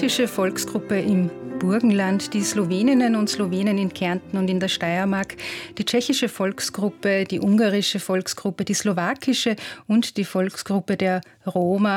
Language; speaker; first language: German; native; German